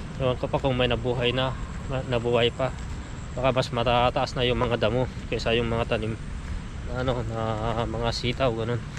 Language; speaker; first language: Filipino; non-native, local second language; Iloko